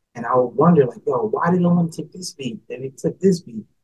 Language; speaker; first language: English; native; English